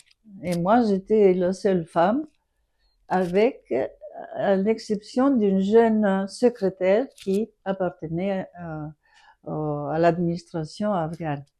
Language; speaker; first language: French; non-native, fluent; Greek